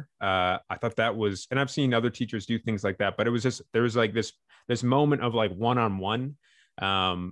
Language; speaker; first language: English; native; English